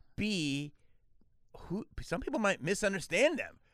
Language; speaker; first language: English; native; English